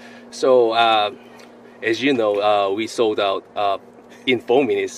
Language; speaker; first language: English; non-native, learner; Korean